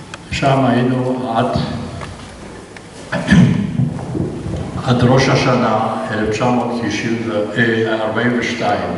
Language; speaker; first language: Hebrew; non-native, fluent; Polish